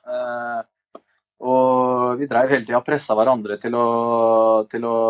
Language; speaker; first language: Norwegian; early bilingual, other home language; Albanian